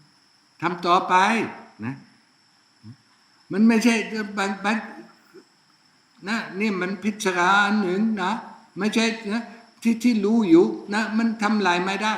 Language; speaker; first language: Thai; non-native, fluent; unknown